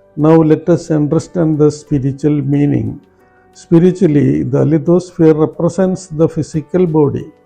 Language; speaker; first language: English; non-native, local second language; Malayalam